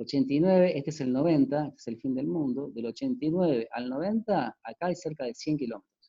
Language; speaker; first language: Spanish; native; Spanish